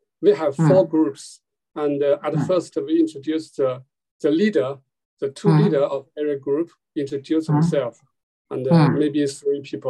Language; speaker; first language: English; non-native, learner; Chinese